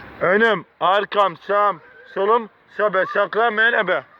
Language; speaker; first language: Turkish; native; Turkish